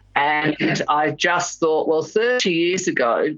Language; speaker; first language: English; native; English